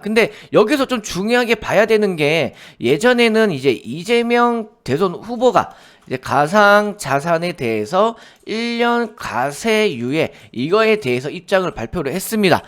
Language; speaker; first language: Korean; native; Korean